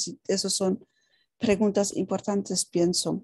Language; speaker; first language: Spanish; non-native, fluent; Dutch